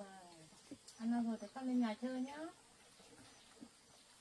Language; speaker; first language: Vietnamese; native; Vietnamese